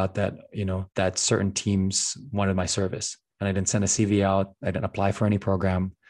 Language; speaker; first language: English; non-native, local second language; Filipino